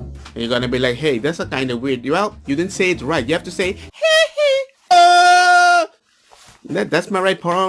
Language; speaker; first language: English; non-native, fluent; Spanish